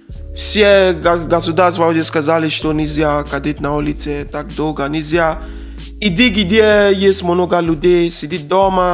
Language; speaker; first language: Russian; non-native, learner; Arabic